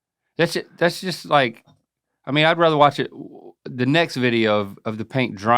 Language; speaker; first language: English; native; English